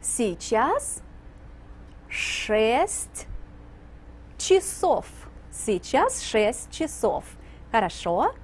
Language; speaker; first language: Russian; non-native, fluent; English